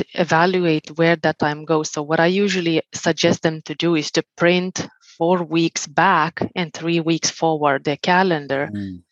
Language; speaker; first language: English; non-native, fluent; Lithuanian